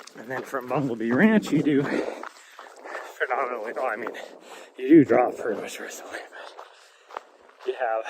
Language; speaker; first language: English; native; English